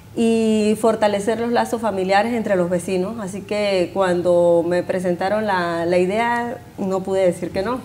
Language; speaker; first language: Spanish; native; Spanish